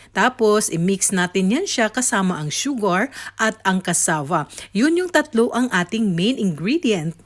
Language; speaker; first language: Filipino; non-native, local second language; Cebuano